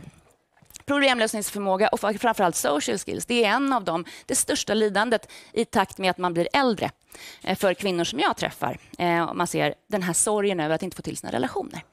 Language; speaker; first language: Swedish; native; Swedish